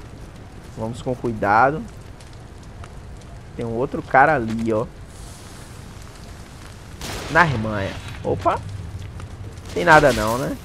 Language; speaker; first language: Portuguese; native; Portuguese